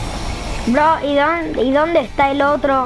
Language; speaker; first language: Spanish; native; Spanish